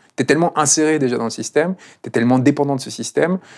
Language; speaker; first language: French; non-native, fluent; Spanish